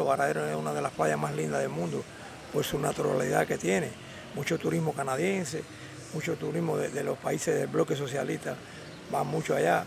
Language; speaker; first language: Spanish; native; Spanish